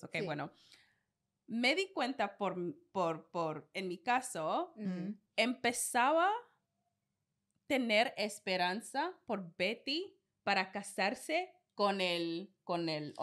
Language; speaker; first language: Spanish; non-native, learner; English